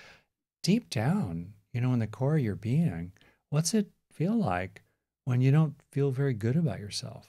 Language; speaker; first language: English; native; English